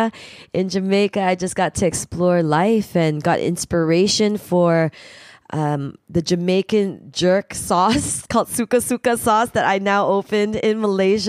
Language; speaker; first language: English; native; English